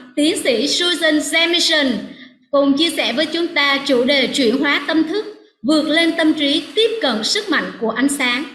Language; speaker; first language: Vietnamese; native; Vietnamese